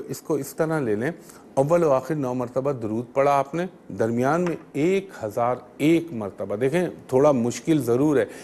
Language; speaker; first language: Urdu; native; Urdu